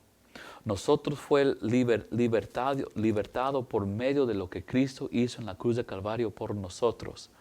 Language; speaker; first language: Spanish; early bilingual, heritage; English